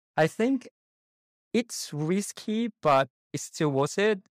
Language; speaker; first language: English; non-native, fluent; Chinese